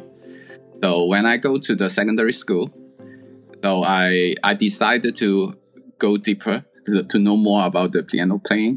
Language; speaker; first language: English; non-native, local second language; Cantonese